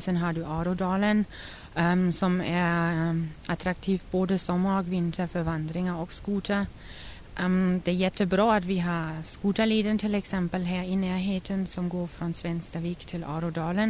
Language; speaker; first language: Swedish; non-native, fluent; German